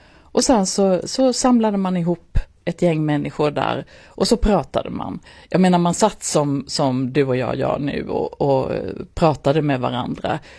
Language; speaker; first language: Swedish; native; Swedish